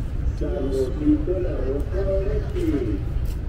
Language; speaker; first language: Spanish; non-native, learner; English